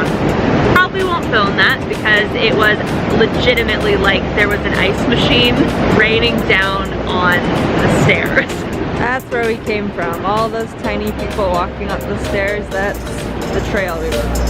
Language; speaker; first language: English; native; English